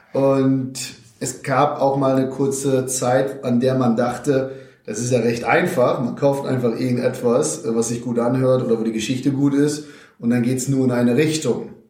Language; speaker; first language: German; native; German